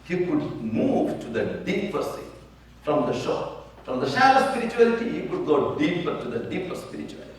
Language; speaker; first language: English; non-native, local second language; Malayalam